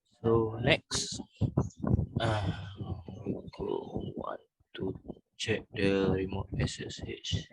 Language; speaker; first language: English; non-native, local second language; Malay